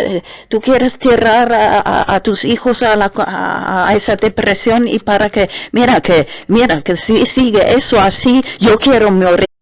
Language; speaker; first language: Spanish; non-native, fluent; German